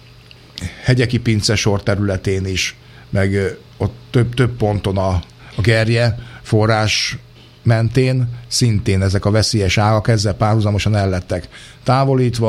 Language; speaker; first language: Hungarian; native; Hungarian